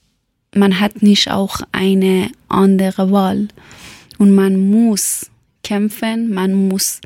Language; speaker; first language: German; non-native, learner; Persian